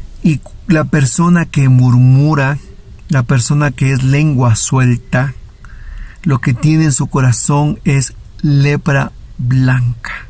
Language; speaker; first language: Spanish; native; Spanish